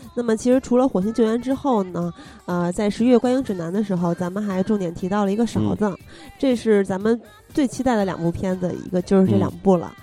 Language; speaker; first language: Chinese; native; Chinese